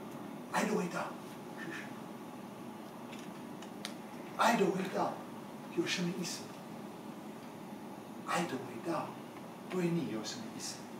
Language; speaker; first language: Chinese; non-native, learner; English